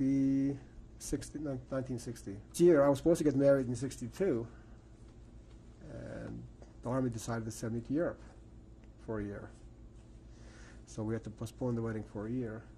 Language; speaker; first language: English; early bilingual, other home language; Yiddish